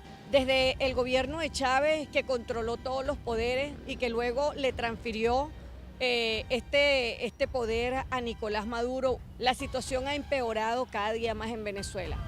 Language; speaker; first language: Spanish; native; Spanish